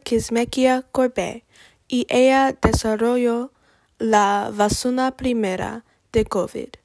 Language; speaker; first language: Spanish; non-native, learner; English